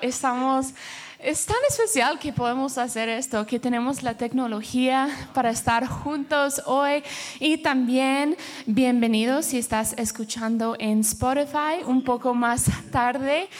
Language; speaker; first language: Spanish; early bilingual, heritage; Spanish